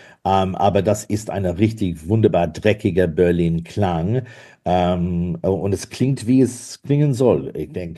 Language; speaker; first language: German; non-native, fluent; English